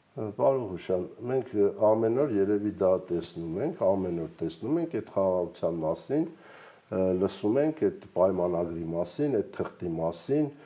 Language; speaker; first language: Armenian; native; Armenian